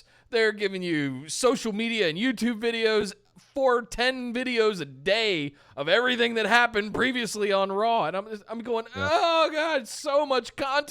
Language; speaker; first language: English; native; English